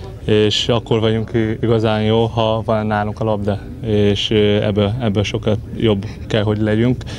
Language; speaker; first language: Hungarian; non-native, fluent; Portuguese